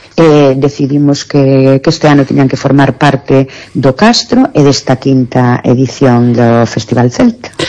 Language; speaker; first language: Galician; native; Galician